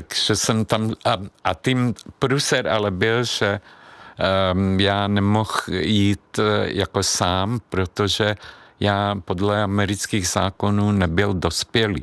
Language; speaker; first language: Czech; non-native, fluent; Hungarian